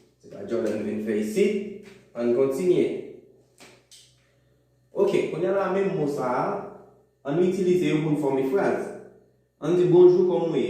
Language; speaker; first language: French; non-native, local second language; Haitian Creole